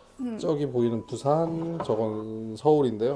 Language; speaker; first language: Korean; native; Korean